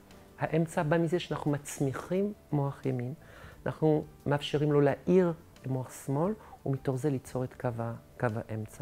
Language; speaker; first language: Hebrew; non-native, fluent; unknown